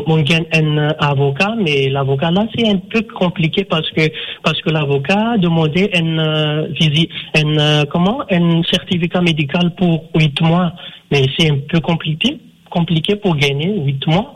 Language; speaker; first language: French; non-native, learner; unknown